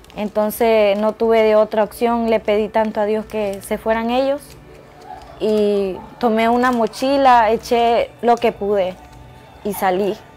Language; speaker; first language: Spanish; native; Spanish